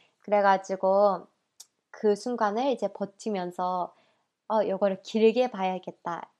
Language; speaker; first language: Korean; early bilingual, heritage; Korean